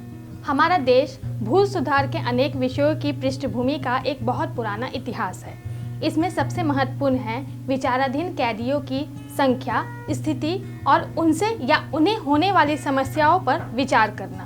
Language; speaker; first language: Hindi; native; Hindi